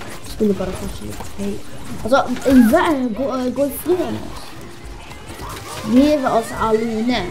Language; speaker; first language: Swedish; early bilingual, other home language; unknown